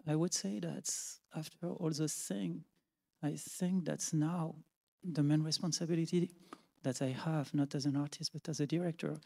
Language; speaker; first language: English; non-native, fluent; French